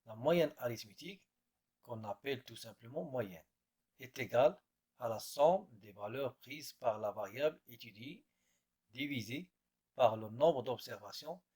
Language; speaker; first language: French; non-native, local second language; Arabic